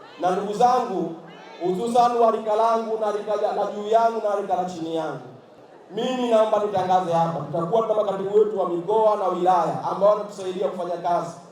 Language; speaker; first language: Swahili; native; Swahili